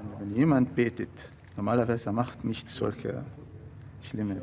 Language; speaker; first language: German; non-native, learner; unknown